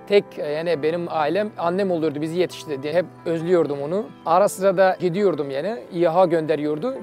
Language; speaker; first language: Turkish; non-native, fluent; Persian